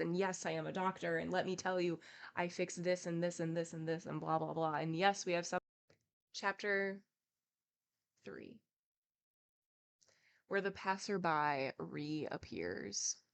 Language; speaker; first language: English; native; English